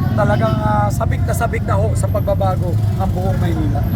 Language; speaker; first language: Filipino; native; Filipino